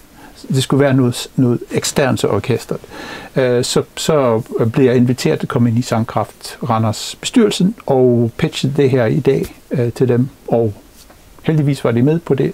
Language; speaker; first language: Danish; non-native, fluent; English